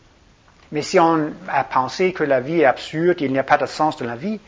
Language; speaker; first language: French; non-native, fluent; Danish